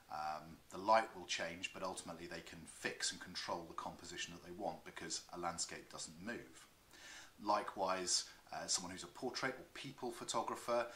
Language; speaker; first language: English; native; English